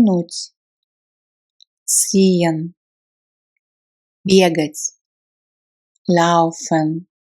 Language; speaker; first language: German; non-native, fluent; Russian